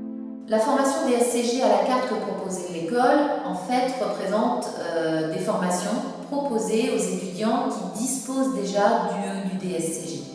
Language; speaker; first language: French; native; French